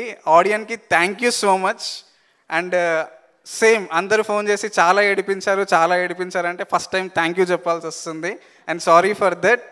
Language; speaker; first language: Telugu; native; Telugu